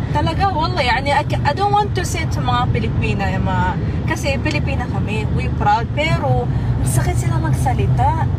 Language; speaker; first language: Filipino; early bilingual, heritage; Arabic